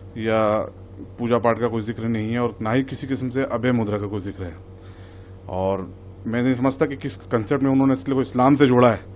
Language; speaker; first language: Hindi; native; Hindi